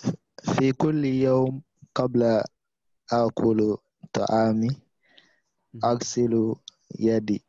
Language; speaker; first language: Arabic; non-native, learner; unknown